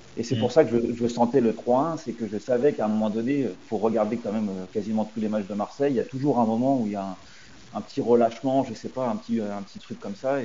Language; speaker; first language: French; native; French